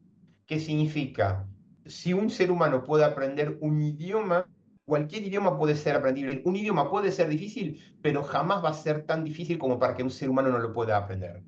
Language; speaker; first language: Spanish; native; Spanish